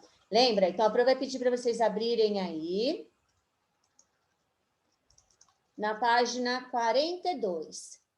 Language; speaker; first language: Portuguese; native; Portuguese